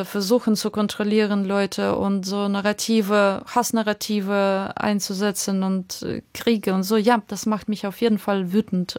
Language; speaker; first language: German; non-native, fluent; Ukrainian